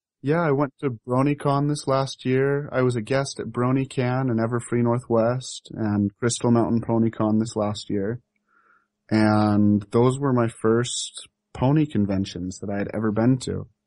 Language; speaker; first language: English; native; English